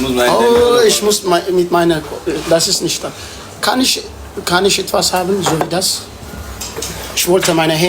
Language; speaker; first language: German; non-native, learner; Amharic